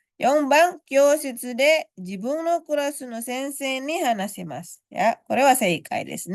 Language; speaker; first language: Japanese; non-native, fluent; Indonesian